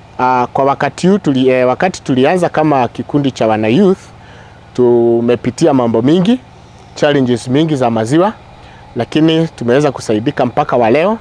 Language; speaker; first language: Swahili; non-native, local second language; Meru